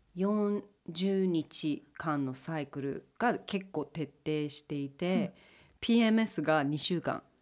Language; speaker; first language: Japanese; early bilingual, heritage; English